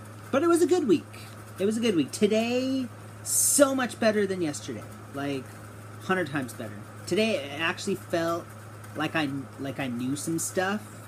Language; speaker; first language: English; native; English